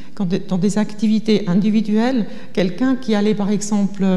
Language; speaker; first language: French; non-native, fluent; German